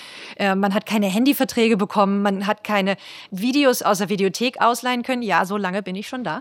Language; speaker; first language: German; native; German